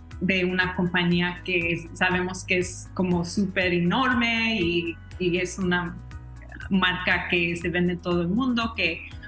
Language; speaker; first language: Spanish; early bilingual, heritage; Spanish